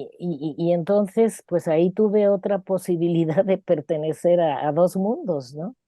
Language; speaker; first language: Spanish; native; Spanish